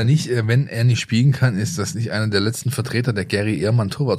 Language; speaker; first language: German; native; German